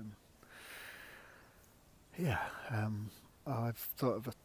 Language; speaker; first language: English; native; English